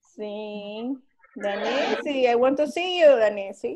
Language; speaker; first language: English; non-native, learner; Spanish